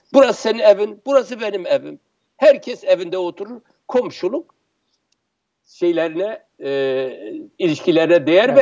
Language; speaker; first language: Turkish; non-native, local second language; Kurdish